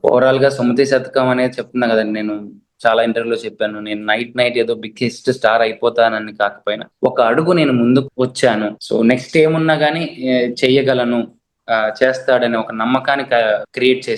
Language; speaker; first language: Telugu; native; Telugu